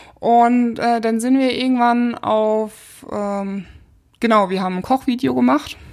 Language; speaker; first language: German; native; German